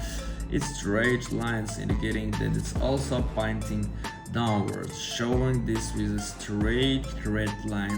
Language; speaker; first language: English; non-native, fluent; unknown